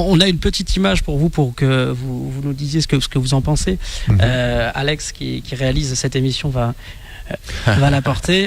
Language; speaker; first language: French; native; French